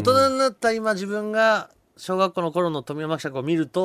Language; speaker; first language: Japanese; native; Japanese